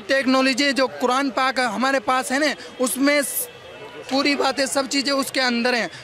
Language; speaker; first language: Hindi; native; Hindi